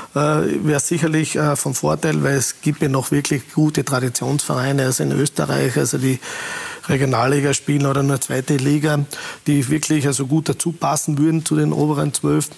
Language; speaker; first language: German; native; German